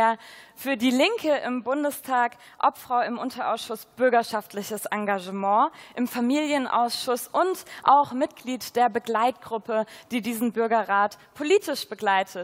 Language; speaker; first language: German; native; German